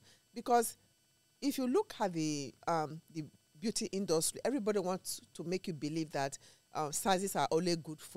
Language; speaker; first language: English; non-native, local second language; Esan